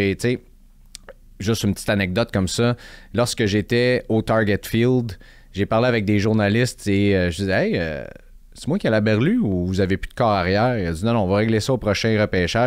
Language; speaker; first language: French; native; French